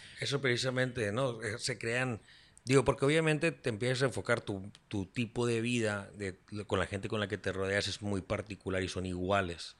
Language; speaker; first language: Spanish; native; Spanish